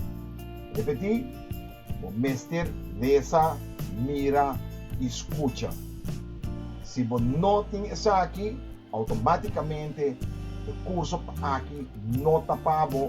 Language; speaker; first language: Portuguese; non-native, learner; Papiamento